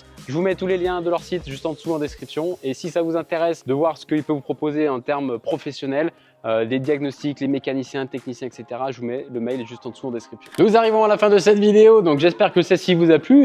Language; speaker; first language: French; native; French